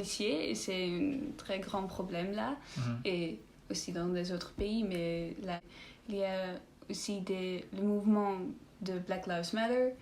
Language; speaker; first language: French; non-native, learner; Dutch